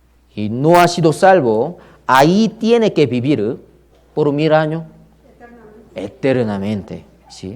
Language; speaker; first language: Spanish; non-native, learner; Korean